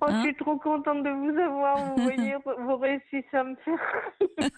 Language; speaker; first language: French; native; French